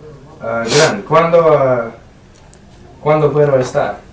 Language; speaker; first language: Spanish; non-native, learner; English